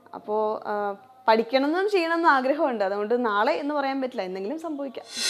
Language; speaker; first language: Malayalam; native; Malayalam